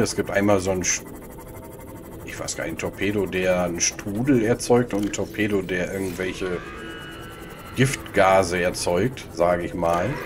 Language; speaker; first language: German; native; German